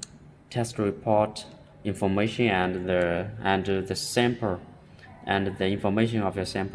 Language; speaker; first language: English; non-native, learner; Chinese